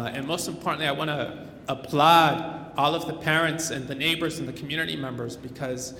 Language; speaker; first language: English; early bilingual, other home language; Spanish